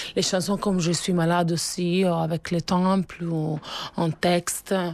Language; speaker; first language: French; non-native, fluent; Italian